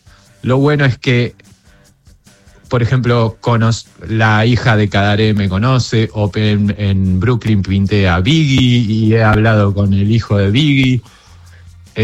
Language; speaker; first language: Spanish; native; Spanish